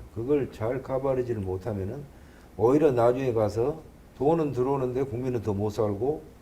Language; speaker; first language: Korean; native; Korean